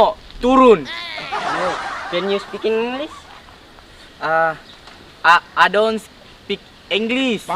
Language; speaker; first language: English; non-native, learner; Indonesian